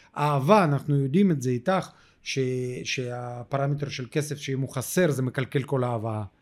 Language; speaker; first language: Hebrew; non-native, fluent; Russian